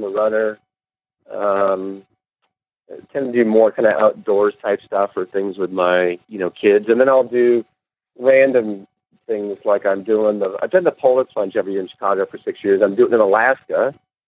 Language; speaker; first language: English; native; English